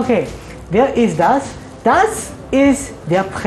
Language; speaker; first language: German; non-native, learner; Malay